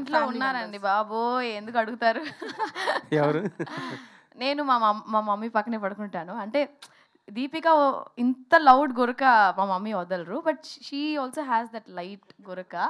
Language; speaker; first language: Telugu; early bilingual, heritage; Telugu